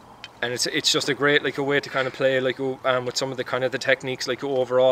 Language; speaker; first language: English; native; English